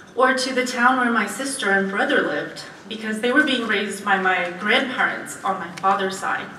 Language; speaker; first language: English; early bilingual, other home language; Romanian